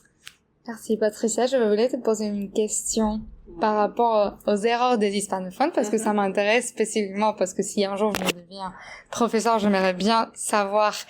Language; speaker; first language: French; non-native, fluent; Spanish